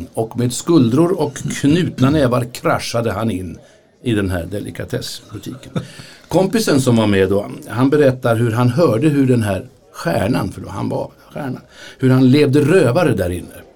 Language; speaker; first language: Swedish; native; Swedish